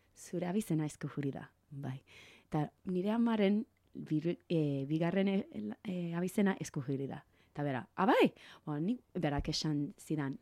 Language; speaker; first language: Basque; non-native, learner; English